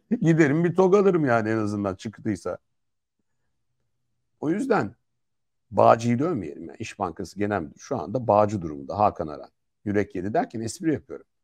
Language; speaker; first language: Turkish; native; Turkish